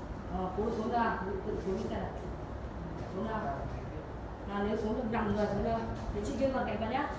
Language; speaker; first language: Vietnamese; native; Vietnamese